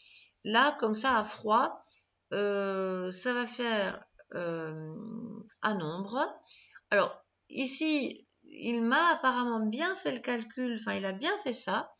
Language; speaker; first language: French; native; French